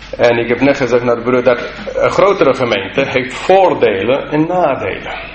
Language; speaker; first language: Dutch; non-native, fluent; English